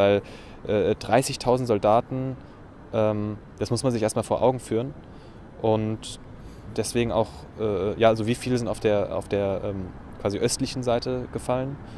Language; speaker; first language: German; native; German